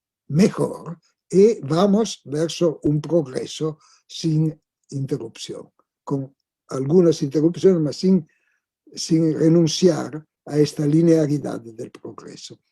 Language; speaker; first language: Spanish; non-native, fluent; Italian